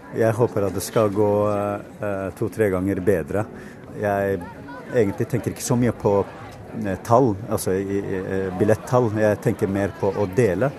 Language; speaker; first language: Norwegian; non-native, fluent; Kurdish